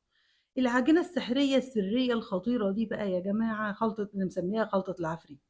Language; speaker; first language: Arabic; native; Arabic